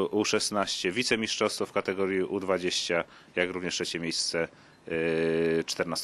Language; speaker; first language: Polish; native; Polish